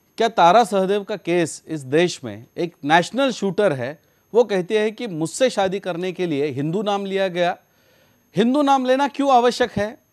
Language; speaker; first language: Hindi; native; Hindi